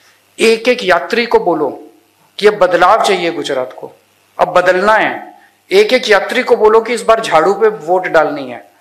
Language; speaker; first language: Hindi; native; Hindi